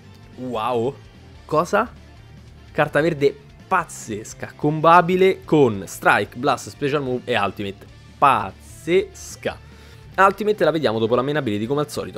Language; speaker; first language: Italian; native; Italian